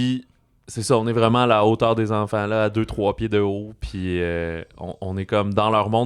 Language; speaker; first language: French; native; French